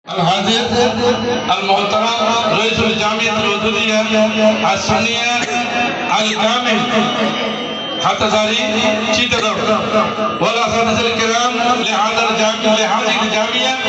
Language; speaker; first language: Arabic; non-native, learner; Bangla